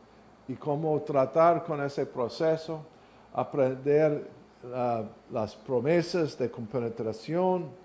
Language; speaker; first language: Spanish; non-native, learner; English